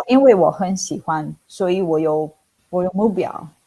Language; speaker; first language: Chinese; non-native, fluent; Italian